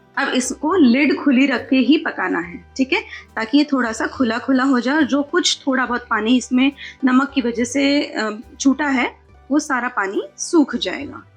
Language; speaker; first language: Hindi; non-native, local second language; Marathi